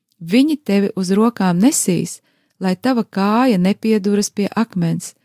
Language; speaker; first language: Latvian; native; Latvian